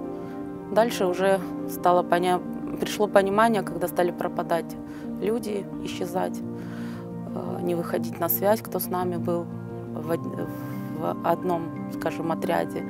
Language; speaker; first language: Russian; native; Russian